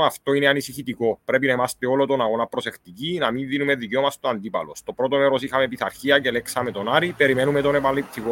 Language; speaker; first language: Greek; native; Greek